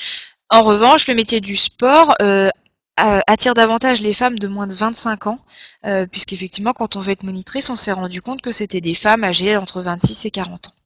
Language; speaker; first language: French; native; French